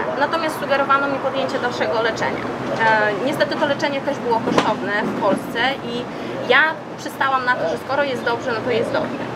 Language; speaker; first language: Polish; native; Polish